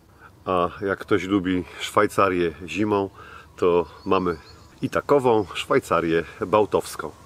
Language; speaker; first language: Polish; native; Polish